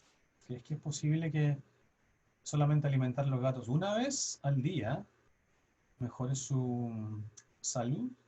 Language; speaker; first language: Spanish; native; Spanish